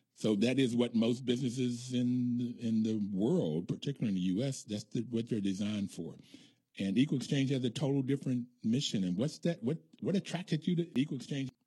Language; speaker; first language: English; native; English